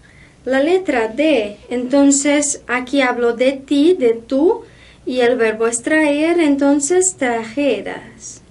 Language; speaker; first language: Spanish; non-native, fluent; Portuguese